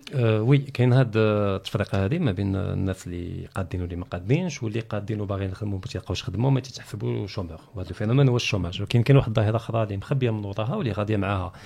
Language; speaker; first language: Arabic; native; Arabic